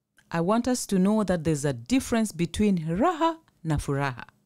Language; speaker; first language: English; non-native, local second language; Swahili